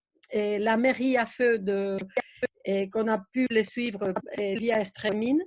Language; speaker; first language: French; non-native, fluent; Spanish